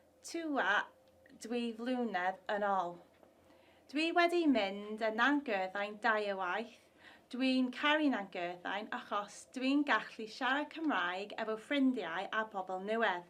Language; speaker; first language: Welsh; non-native, learner; English